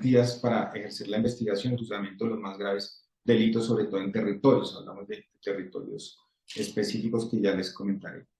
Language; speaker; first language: Spanish; native; Spanish